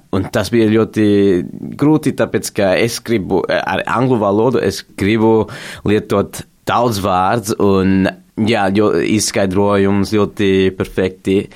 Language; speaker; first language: Latvian; non-native, learner; English